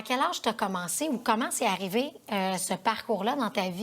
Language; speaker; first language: French; native; French